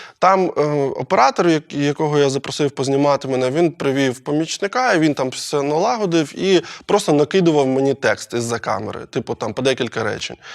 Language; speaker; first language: Ukrainian; non-native, local second language; Russian